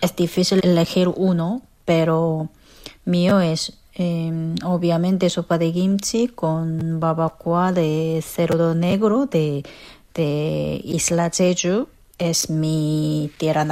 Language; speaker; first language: Spanish; non-native, fluent; Korean